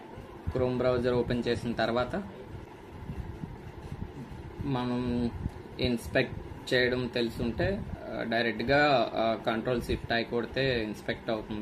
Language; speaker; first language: Telugu; native; Telugu